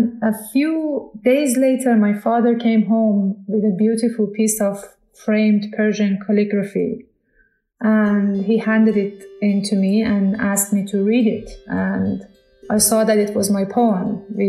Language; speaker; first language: English; non-native, fluent; Persian